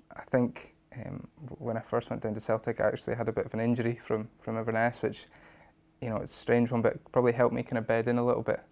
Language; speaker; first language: English; native; English